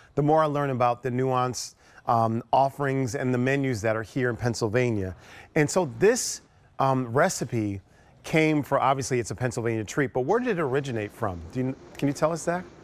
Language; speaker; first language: English; native; English